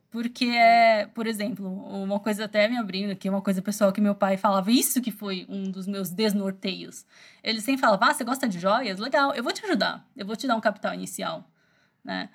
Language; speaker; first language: Portuguese; early bilingual, other home language; Chinese